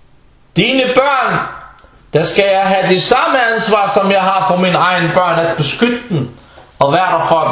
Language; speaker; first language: Danish; early bilingual, other home language; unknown